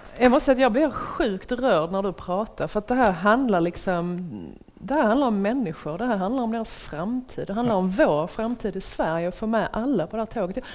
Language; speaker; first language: Swedish; native; Swedish